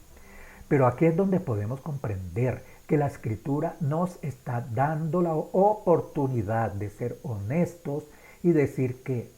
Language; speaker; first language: Spanish; native; Spanish